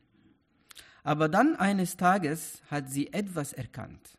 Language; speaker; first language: German; non-native, fluent; Arabic